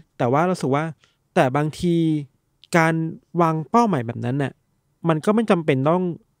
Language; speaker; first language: Thai; native; Thai